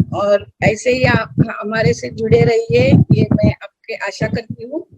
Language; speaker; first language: Hindi; non-native, local second language; Marathi